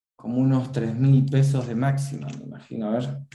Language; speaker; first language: Spanish; native; Spanish